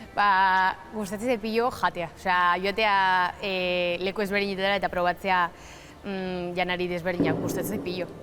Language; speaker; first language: Basque; native; Basque